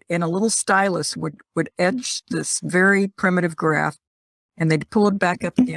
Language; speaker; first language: English; native; English